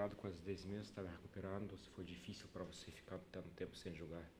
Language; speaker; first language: Portuguese; non-native, fluent; Russian